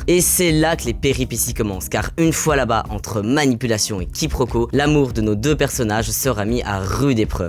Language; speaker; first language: French; native; French